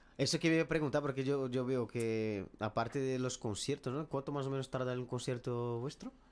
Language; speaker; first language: Spanish; non-native, fluent; Portuguese